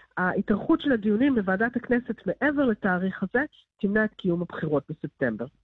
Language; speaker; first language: Hebrew; native; Hebrew